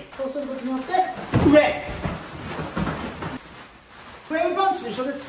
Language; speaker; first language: Japanese; native; Japanese